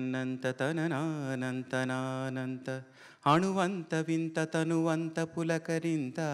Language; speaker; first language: Telugu; native; Telugu